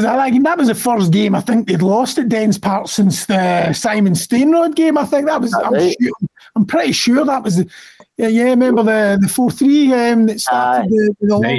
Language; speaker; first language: English; native; English